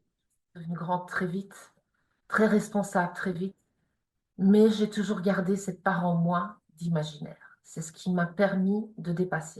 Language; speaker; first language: French; native; French